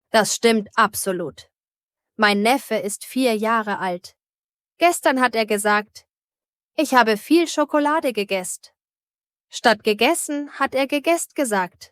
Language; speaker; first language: German; native; German